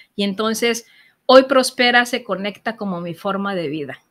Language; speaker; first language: Spanish; native; Spanish